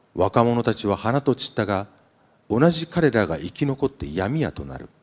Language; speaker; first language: Japanese; native; Japanese